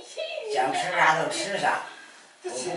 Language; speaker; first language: Chinese; native; Chinese